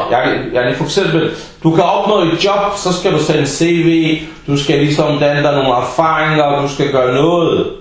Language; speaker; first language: Danish; early bilingual, other home language; Arabic